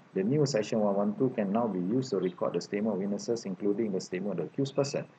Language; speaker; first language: English; non-native, local second language; Malay